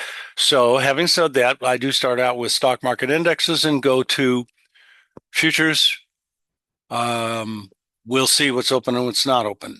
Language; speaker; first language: English; native; English